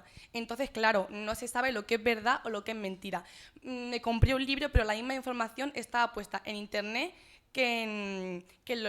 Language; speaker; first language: Spanish; native; Spanish